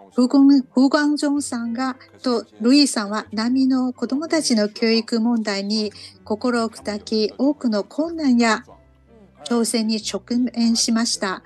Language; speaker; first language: Japanese; non-native, fluent; Chinese